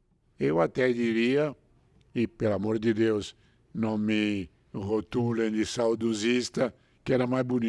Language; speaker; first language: Portuguese; non-native, fluent; Italian